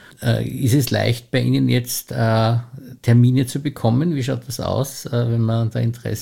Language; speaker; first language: German; native; German